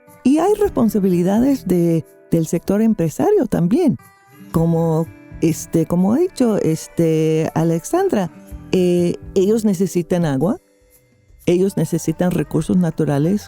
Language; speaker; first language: Spanish; non-native, fluent; English